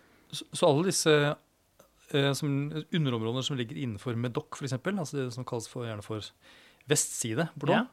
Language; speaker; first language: Norwegian; native; Norwegian